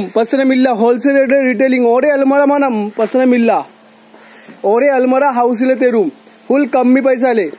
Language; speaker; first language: Malayalam; non-native, learner; Hindi